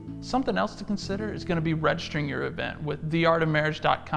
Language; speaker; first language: English; native; English